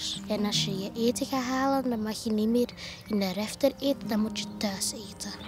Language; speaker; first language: Dutch; early bilingual, other home language; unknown